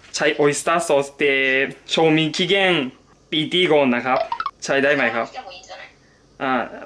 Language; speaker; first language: Thai; non-native, learner; Japanese